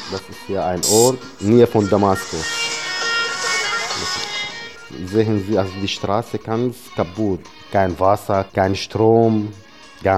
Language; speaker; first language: German; non-native, learner; Arabic